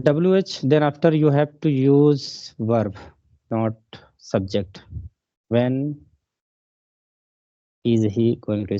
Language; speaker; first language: English; non-native, local second language; Hindi